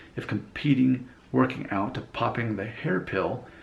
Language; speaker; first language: English; native; English